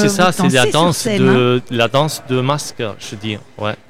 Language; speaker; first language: French; non-native, learner; Spanish